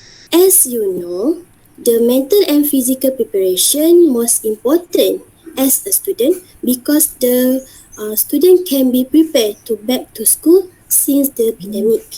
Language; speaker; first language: English; non-native, learner; Malay